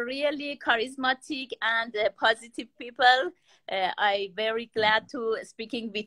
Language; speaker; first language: English; non-native, learner; Persian